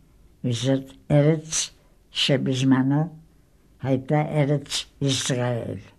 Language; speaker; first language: Hebrew; non-native, fluent; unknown